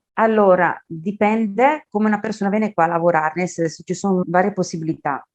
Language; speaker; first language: Italian; native; Italian